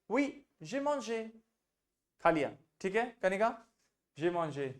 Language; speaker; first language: French; non-native, fluent; Hindi